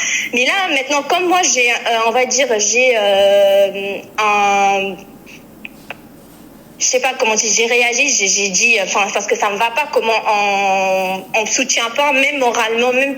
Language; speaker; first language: French; native; French